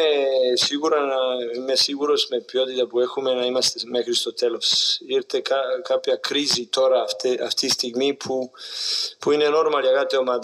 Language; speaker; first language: Greek; non-native, learner; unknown